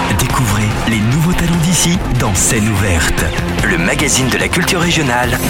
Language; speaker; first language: French; native; French